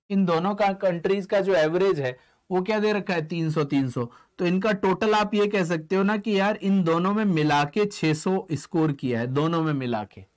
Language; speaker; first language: Hindi; native; Hindi